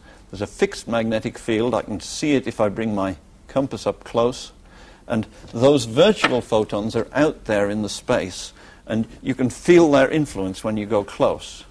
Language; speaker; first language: English; native; English